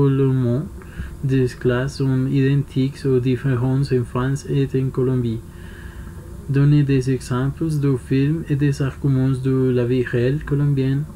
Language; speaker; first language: French; non-native, learner; Spanish